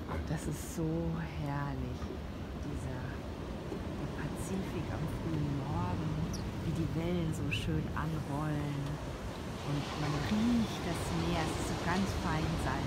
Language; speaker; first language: German; native; German